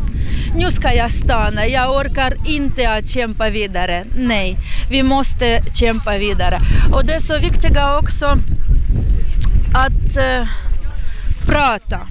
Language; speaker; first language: Swedish; non-native, learner; Ukrainian